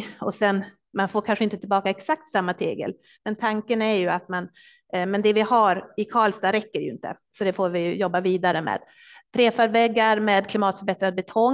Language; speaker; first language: Swedish; native; Swedish